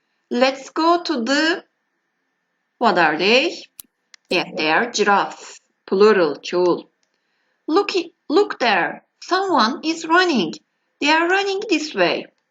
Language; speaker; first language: English; non-native, fluent; Turkish